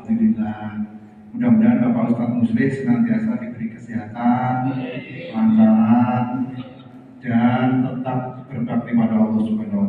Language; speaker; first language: Indonesian; native; Indonesian